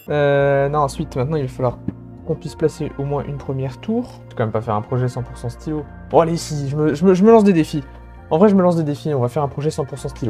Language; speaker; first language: French; native; French